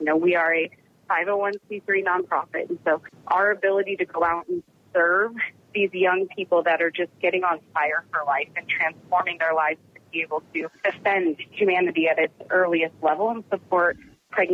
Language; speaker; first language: English; native; English